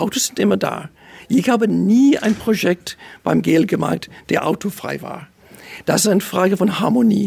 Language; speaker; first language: German; non-native, fluent; Danish